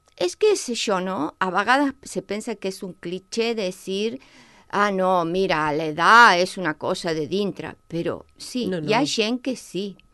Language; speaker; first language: Catalan; non-native, local second language; Spanish